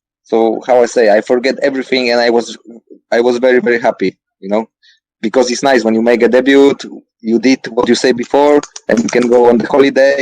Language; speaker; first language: English; non-native, learner; Polish